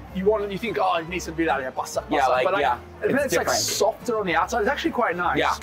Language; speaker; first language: English; native; English